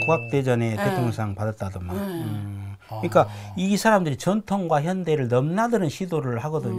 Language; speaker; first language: Korean; native; Korean